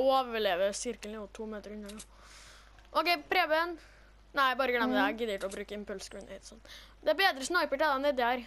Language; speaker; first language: Norwegian; native; Norwegian